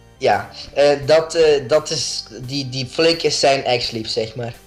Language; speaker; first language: Dutch; native; Dutch